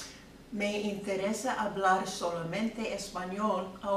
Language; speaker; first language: Spanish; non-native, learner; English